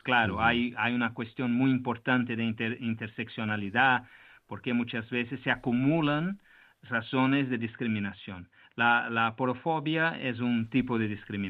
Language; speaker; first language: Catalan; non-native, learner; Portuguese